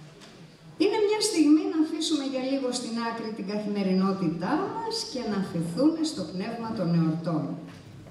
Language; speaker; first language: Greek; native; Greek